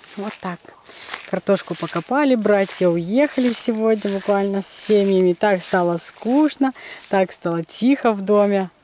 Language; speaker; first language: Russian; native; Russian